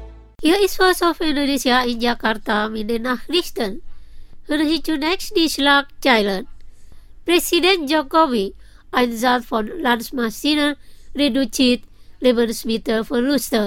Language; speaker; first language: German; non-native, fluent; Indonesian